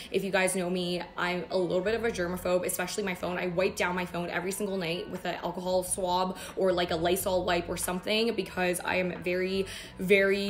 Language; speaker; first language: English; native; English